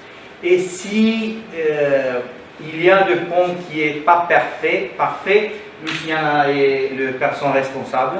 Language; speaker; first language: French; non-native, learner; Romanian